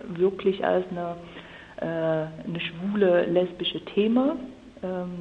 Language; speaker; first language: German; non-native, fluent; English